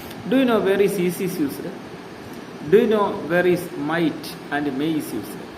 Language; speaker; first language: English; non-native, local second language; Malayalam